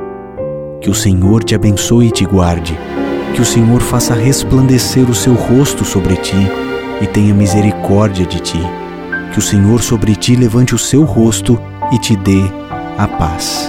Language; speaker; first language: Portuguese; native; Portuguese